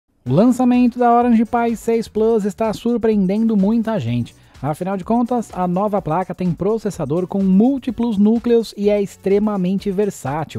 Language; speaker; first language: Portuguese; native; Portuguese